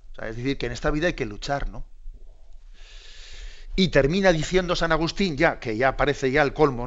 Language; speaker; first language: Spanish; native; Spanish